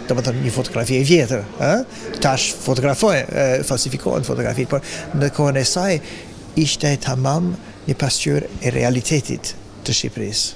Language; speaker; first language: Albanian; non-native, fluent; English